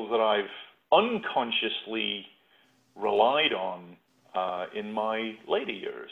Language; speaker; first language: English; native; English